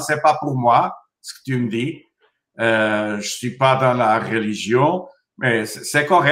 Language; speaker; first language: French; non-native, fluent; Portuguese